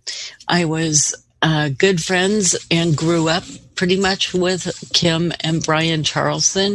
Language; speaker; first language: English; native; English